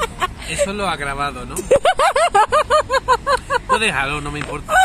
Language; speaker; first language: Spanish; native; Spanish